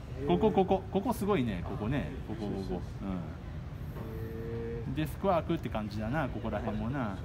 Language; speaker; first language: Japanese; native; Japanese